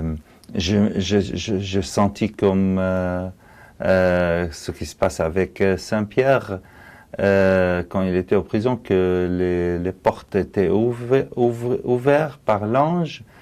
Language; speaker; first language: French; non-native, fluent; Arabic